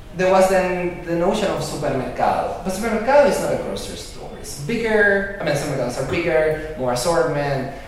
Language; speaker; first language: English; early bilingual, other home language; Spanish